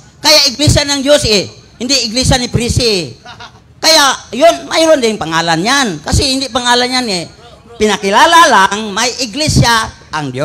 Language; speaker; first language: Filipino; non-native, local second language; Cebuano